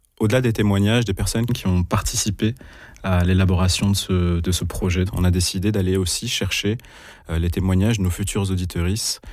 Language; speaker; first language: French; early bilingual, other home language; Arabic